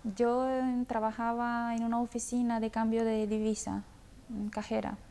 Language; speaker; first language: Spanish; non-native, fluent; Romanian